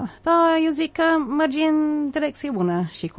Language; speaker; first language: Romanian; non-native, fluent; English